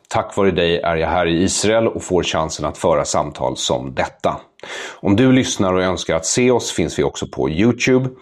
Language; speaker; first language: Swedish; native; Swedish